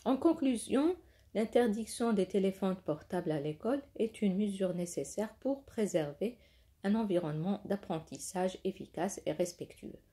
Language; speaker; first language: French; non-native, local second language; Arabic